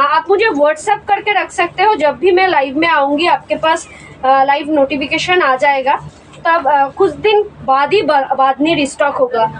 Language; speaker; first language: Hindi; non-native, local second language; Bangla